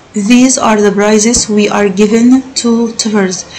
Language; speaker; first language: English; non-native, fluent; Arabic